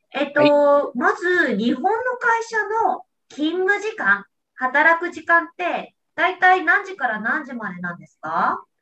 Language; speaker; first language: Japanese; native; Japanese